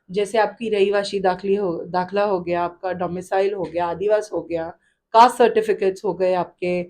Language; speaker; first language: Hindi; non-native, local second language; Gujarati